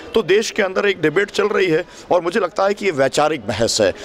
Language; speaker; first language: Hindi; native; Hindi